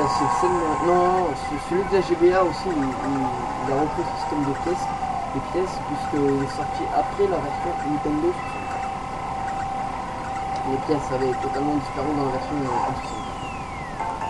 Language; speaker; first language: French; native; French